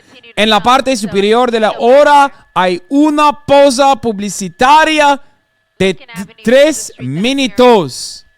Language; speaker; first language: Spanish; non-native, learner; English